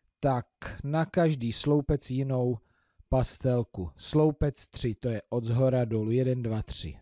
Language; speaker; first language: Czech; native; Czech